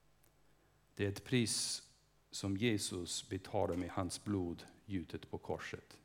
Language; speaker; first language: Swedish; non-native, fluent; English